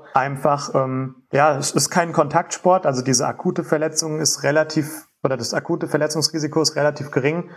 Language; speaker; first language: German; native; German